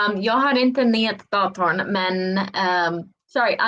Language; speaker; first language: Swedish; non-native, learner; English